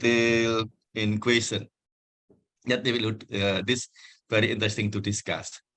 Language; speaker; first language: English; non-native, fluent; Indonesian